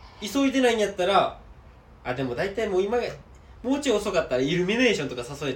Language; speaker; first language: Japanese; native; Japanese